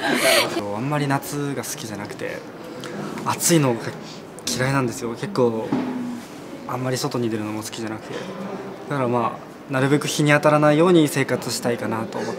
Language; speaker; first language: Japanese; native; Japanese